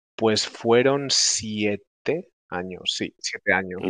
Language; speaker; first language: Spanish; native; Spanish